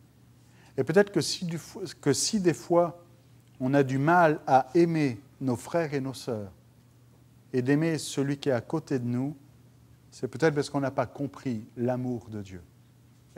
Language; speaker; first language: French; native; French